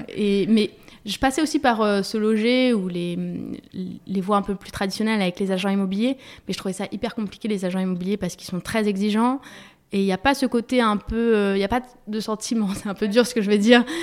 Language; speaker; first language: French; native; French